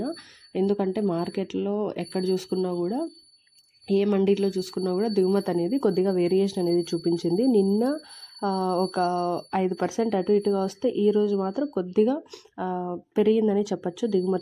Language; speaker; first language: Telugu; native; Telugu